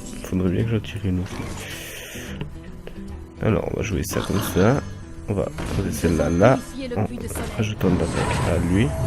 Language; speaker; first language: French; native; French